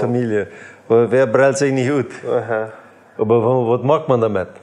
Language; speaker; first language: German; non-native, learner; Plautdietsch